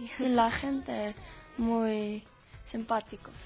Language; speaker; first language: Spanish; non-native, learner; Korean